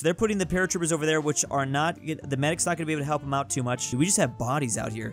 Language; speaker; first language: English; native; English